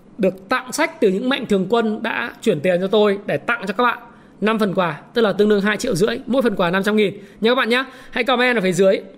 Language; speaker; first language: Vietnamese; native; Vietnamese